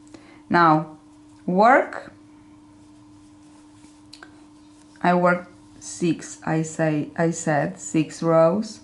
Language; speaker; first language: English; non-native, fluent; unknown